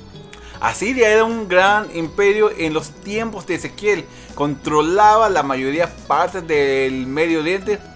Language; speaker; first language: Spanish; early bilingual, heritage; Spanish